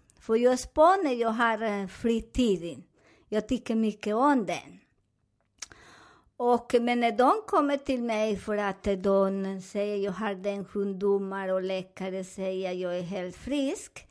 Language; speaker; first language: Swedish; non-native, fluent; Spanish